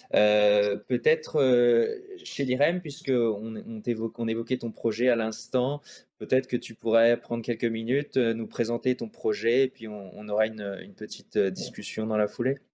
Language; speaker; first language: French; native; French